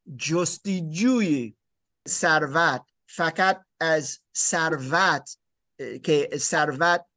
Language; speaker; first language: Persian; non-native, learner; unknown